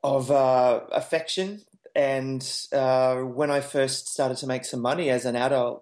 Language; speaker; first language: English; native; English